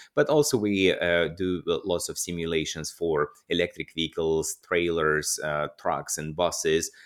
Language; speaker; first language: English; non-native, fluent; Russian